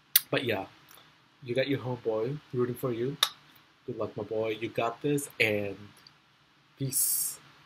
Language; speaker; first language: English; early bilingual, other home language; Spanish